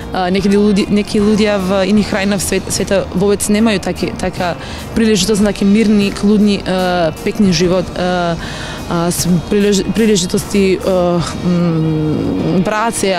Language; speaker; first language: Slovak; non-native, learner; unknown